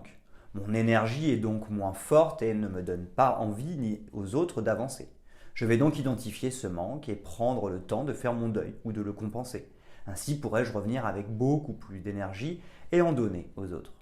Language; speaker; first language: French; native; French